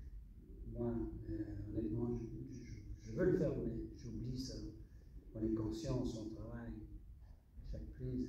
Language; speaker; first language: French; non-native, fluent; English